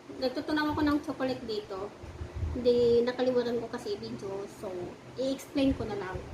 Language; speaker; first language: Filipino; native; Filipino